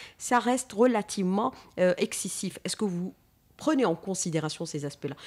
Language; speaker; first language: French; non-native, local second language; Arabic